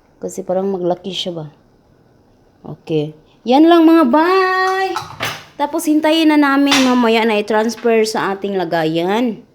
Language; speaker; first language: Filipino; non-native, local second language; Cebuano